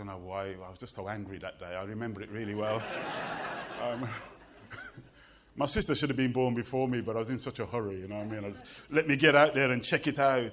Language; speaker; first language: English; native; English